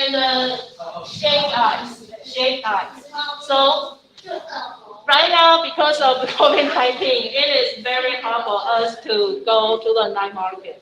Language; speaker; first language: English; non-native, fluent; Chinese